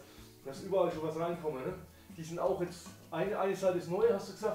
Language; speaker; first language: German; native; German